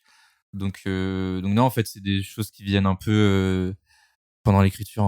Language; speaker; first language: French; native; French